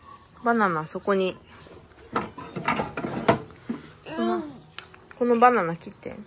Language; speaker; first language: Japanese; native; Japanese